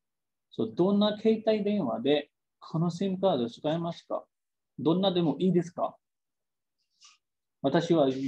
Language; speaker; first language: Japanese; non-native, fluent; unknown